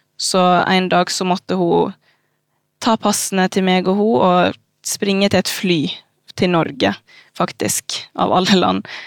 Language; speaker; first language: Norwegian; early bilingual, other home language; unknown